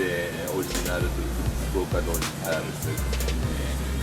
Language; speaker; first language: French; non-native, learner; Japanese